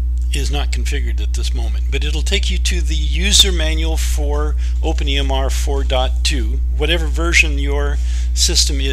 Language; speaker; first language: English; native; English